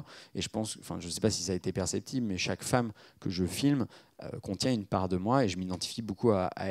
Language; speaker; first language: French; native; French